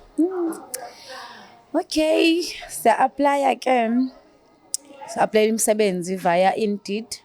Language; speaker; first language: Zulu; native; Zulu